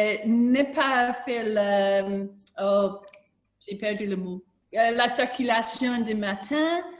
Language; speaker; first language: French; non-native, learner; English